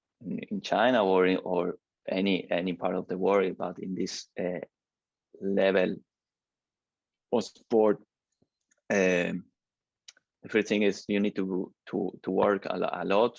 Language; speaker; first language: English; non-native, learner; Spanish